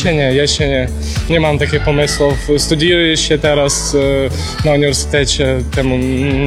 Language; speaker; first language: Polish; non-native, learner; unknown